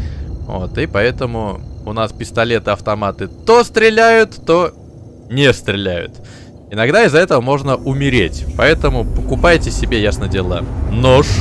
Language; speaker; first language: Russian; native; Russian